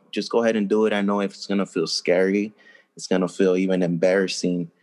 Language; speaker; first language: English; early bilingual, other home language; Spanish